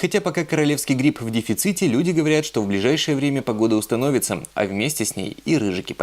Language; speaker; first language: Russian; native; Russian